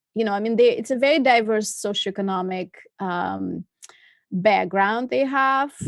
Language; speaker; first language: English; non-native, fluent; Russian